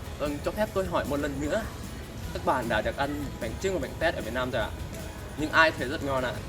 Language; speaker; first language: Vietnamese; non-native, fluent; Lao